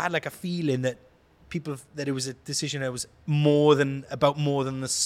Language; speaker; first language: English; native; English